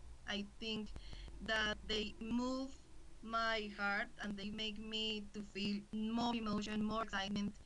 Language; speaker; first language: English; non-native, learner; Spanish